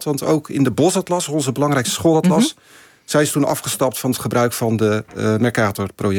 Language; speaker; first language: Dutch; native; Dutch